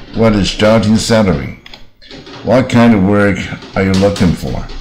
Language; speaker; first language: English; non-native, fluent; Chinese